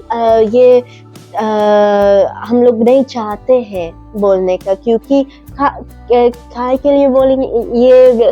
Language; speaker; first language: Hindi; early bilingual, heritage; English